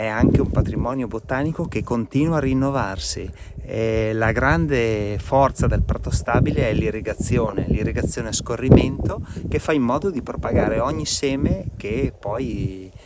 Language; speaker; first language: Italian; native; Italian